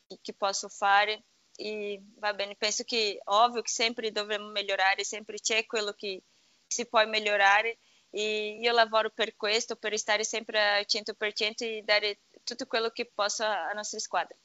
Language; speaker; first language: Italian; non-native, learner; Portuguese